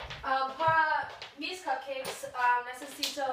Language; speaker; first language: Spanish; non-native, learner; English